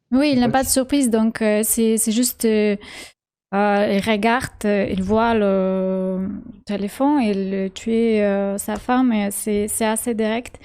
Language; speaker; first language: French; non-native, learner; Russian